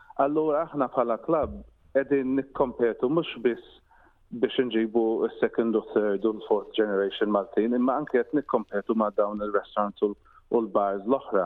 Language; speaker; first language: Maltese; early bilingual, heritage; Maltese